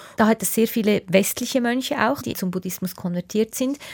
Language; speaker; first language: German; native; German